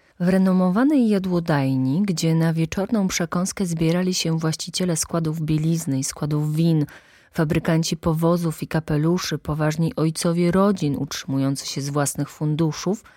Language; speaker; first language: Polish; native; Polish